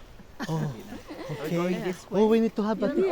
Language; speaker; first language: English; non-native, local second language; Filipino